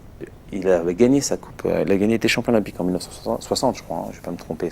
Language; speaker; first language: French; native; French